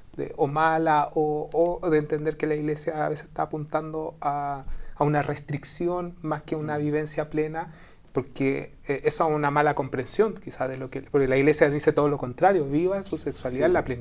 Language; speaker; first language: Spanish; native; Spanish